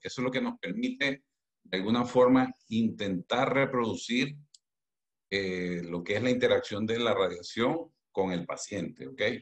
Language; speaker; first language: Spanish; native; Spanish